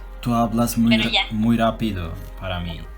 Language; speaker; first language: Spanish; non-native, learner; Turkish